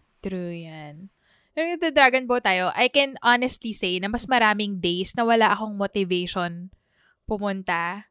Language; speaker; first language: Filipino; native; Filipino